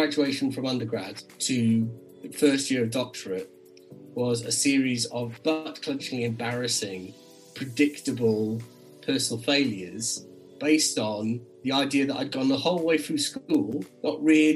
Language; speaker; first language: English; native; English